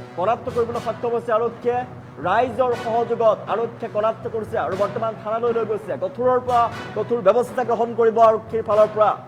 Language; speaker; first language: Assamese; native; Assamese